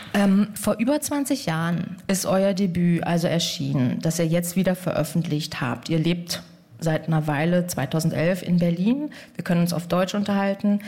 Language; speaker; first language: German; native; German